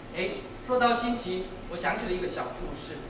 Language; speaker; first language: Chinese; non-native, learner; Korean